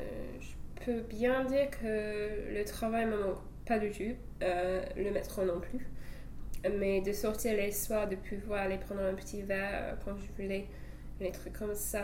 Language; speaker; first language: French; non-native, fluent; English